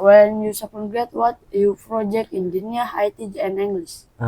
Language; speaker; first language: English; non-native, learner; Indonesian